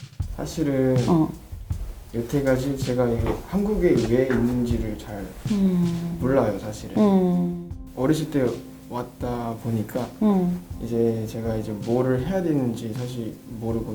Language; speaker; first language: Korean; early bilingual, other home language; Nepali